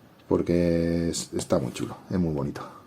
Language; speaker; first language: Spanish; native; Spanish